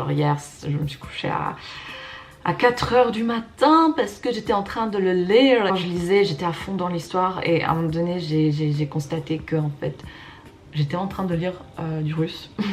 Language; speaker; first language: French; early bilingual, other home language; Russian